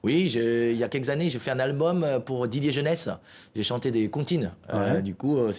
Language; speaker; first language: French; non-native, fluent; Chinese